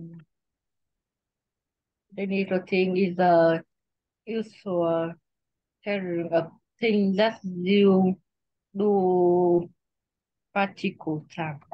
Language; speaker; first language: English; non-native, learner; Vietnamese